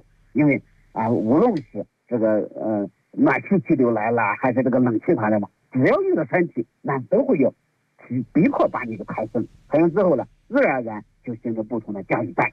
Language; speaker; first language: Chinese; native; Chinese